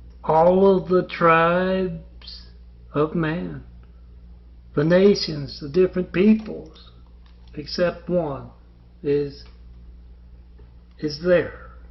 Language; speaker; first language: English; native; English